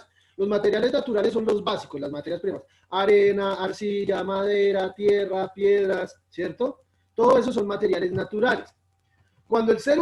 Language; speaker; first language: Spanish; native; Spanish